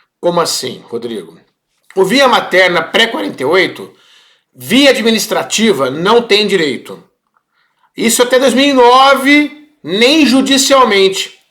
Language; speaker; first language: Portuguese; native; Portuguese